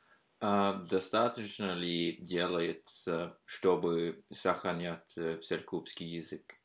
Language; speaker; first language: Russian; non-native, fluent; Norwegian